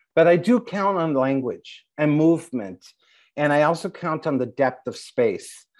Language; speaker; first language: English; native; English